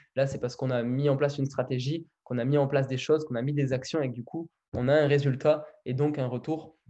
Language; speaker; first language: French; native; French